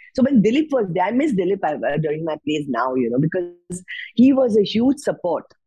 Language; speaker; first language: Hindi; non-native, local second language; Marathi